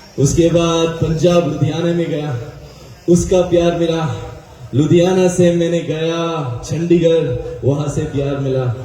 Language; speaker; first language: Hindi; early bilingual, heritage; Hindi